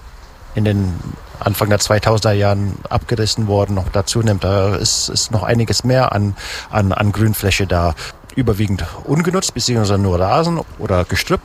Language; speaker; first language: German; native; German